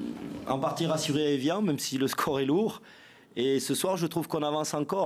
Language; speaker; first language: French; native; French